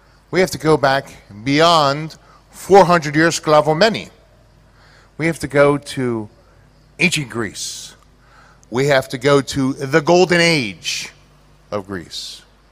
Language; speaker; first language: English; early bilingual, other home language; Greek